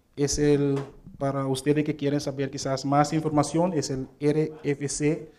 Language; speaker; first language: Spanish; non-native, fluent; Papiamento